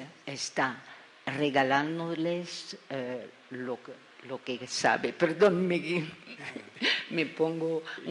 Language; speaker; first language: Spanish; non-native, fluent; French